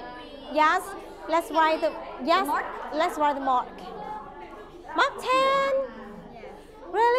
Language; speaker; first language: English; non-native, fluent; Vietnamese